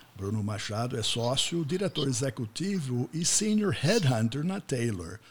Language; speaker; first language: Portuguese; non-native, fluent; English